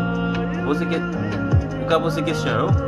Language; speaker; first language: Portuguese; non-native, learner; Haitian Creole